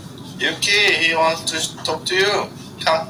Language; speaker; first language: English; non-native, learner; Korean